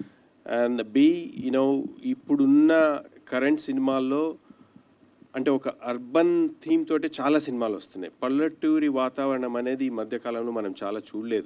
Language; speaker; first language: Telugu; native; Telugu